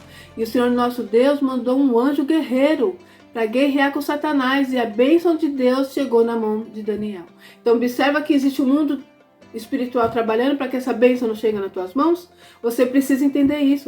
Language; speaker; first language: Portuguese; native; Portuguese